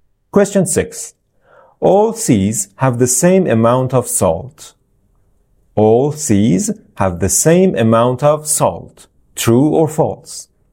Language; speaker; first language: English; non-native, fluent; Persian